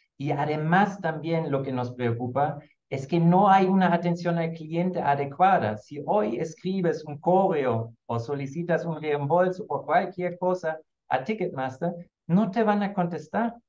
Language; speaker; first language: Spanish; non-native, fluent; German